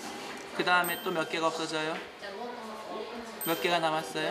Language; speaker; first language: Korean; native; Korean